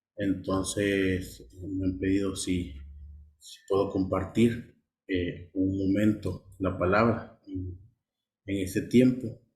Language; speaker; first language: Spanish; native; Spanish